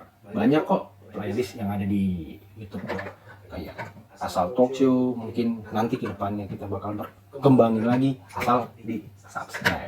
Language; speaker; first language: Indonesian; native; Indonesian